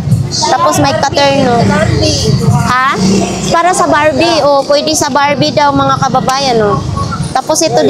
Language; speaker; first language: Filipino; native; Filipino